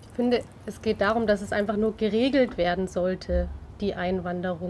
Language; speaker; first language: German; native; German